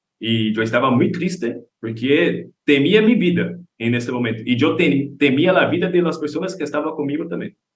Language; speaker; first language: Spanish; non-native, learner; Portuguese